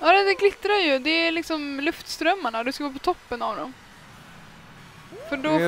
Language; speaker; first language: Swedish; native; Swedish